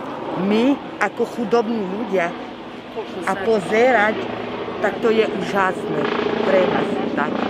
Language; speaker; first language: Slovak; non-native, local second language; Romany